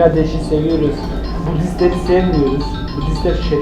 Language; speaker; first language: Turkish; non-native, learner; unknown